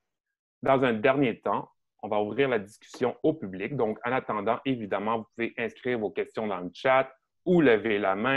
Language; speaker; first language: French; native; French